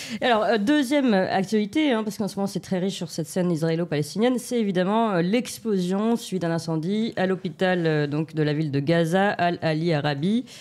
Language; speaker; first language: French; native; French